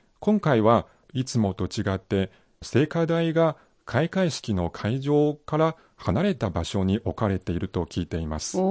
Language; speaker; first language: Japanese; non-native, fluent; Chinese